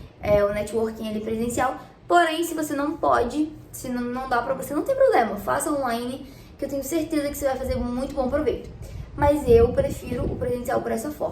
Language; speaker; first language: Portuguese; native; Portuguese